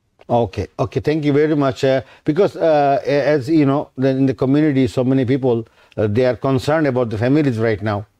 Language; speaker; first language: English; non-native, local second language; Bangla